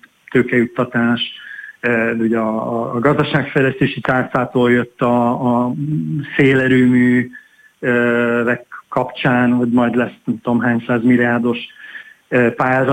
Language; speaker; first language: Hungarian; native; Hungarian